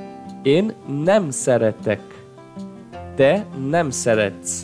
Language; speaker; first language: Hungarian; non-native, learner; Portuguese